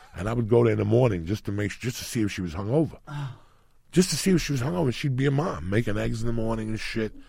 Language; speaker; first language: English; early bilingual, other home language; Spanish